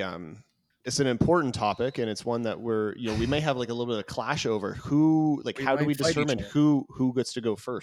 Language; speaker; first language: English; native; English